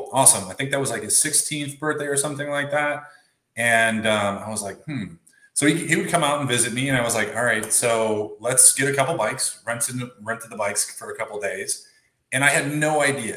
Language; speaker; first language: English; native; English